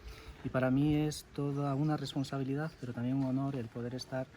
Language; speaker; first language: Spanish; native; Spanish